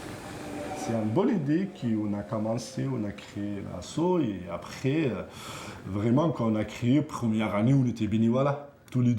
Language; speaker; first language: French; non-native, fluent; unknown